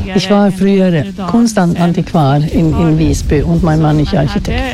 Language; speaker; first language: German; non-native, fluent; Swedish